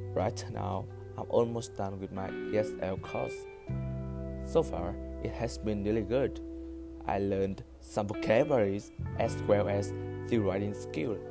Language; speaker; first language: English; non-native, learner; Vietnamese